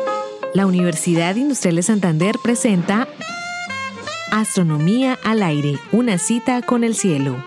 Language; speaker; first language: Spanish; native; Spanish